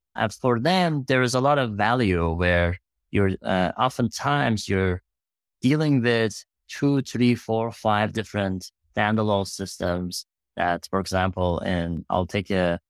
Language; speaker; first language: English; non-native, fluent; Persian